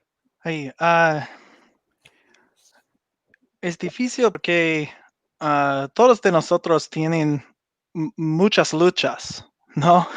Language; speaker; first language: Spanish; non-native, learner; English